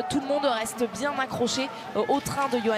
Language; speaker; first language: French; native; French